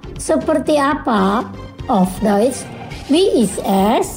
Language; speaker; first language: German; non-native, fluent; Indonesian